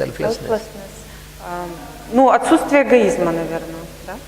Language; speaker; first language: Russian; native; Russian